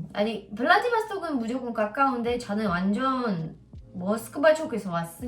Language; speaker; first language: Korean; non-native, learner; Russian